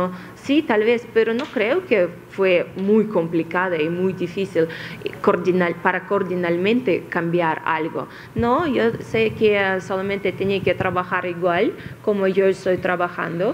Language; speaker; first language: Spanish; non-native, fluent; Russian